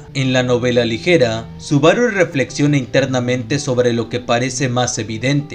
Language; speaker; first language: Spanish; native; Spanish